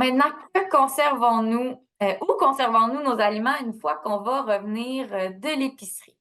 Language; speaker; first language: French; native; French